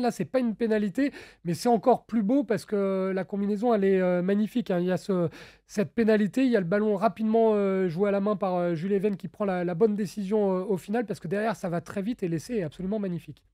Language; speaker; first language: French; native; French